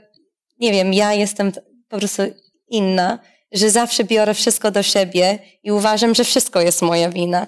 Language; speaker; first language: Polish; non-native, fluent; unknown